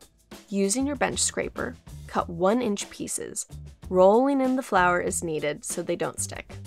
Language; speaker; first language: English; native; English